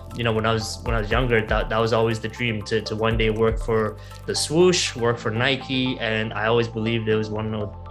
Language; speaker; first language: English; native; English